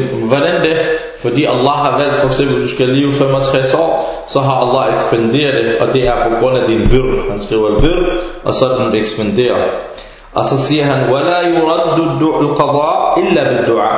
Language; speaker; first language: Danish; early bilingual, other home language; Arabic